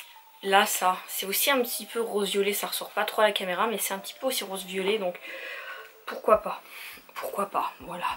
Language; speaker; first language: French; native; French